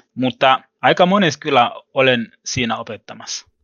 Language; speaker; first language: Finnish; non-native, learner; Swahili